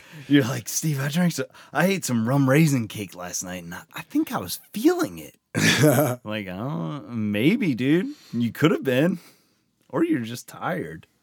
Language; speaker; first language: English; native; English